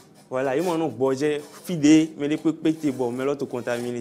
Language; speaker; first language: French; non-native, local second language; Fon